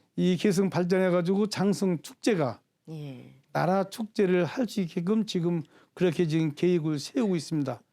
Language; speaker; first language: Korean; native; Korean